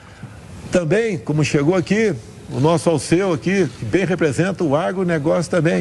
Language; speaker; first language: Portuguese; native; Portuguese